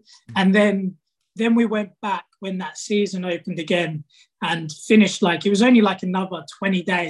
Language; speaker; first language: English; native; English